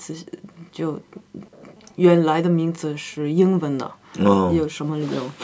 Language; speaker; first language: Chinese; non-native, fluent; German